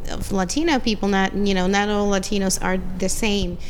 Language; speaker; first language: English; non-native, fluent; Spanish